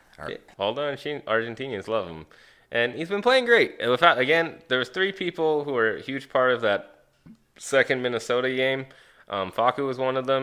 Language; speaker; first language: English; native; English